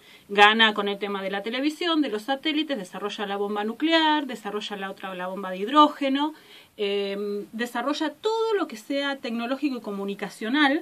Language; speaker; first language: Spanish; native; Spanish